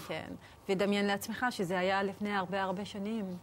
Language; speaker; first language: Hebrew; non-native, local second language; Arabic